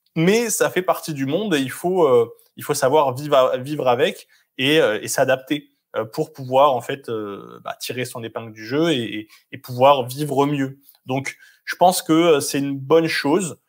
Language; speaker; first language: French; native; French